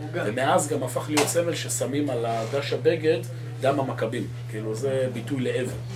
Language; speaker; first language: Hebrew; native; Hebrew